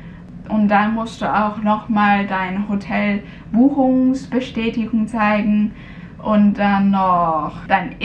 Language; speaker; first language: German; non-native, fluent; Cantonese